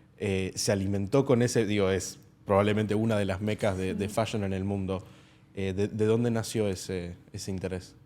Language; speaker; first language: Spanish; native; Spanish